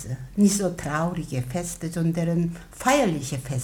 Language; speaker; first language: German; non-native, learner; Korean